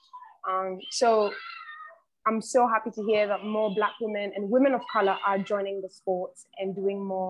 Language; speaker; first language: English; native; English